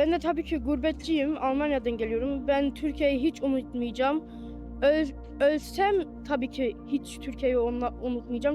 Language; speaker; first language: Turkish; early bilingual, heritage; Turkish